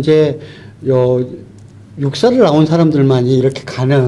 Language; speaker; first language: Korean; native; Korean